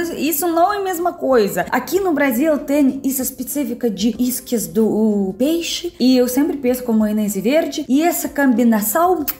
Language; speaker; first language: Portuguese; non-native, fluent; Russian